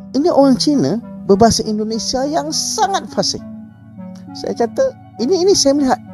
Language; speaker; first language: Malay; native; Malay